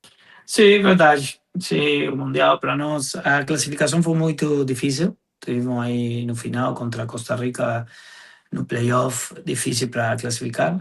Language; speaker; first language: Portuguese; non-native, fluent; Spanish